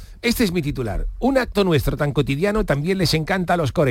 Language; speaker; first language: Spanish; native; Spanish